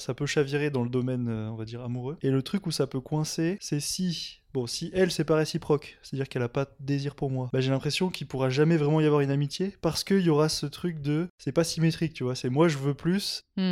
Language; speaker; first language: French; native; French